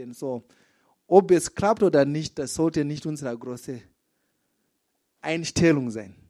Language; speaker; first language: German; non-native, fluent; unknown